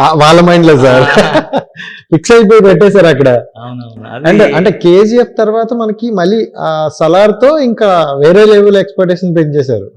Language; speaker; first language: Telugu; native; Telugu